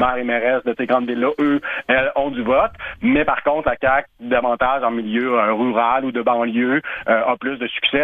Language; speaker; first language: French; native; French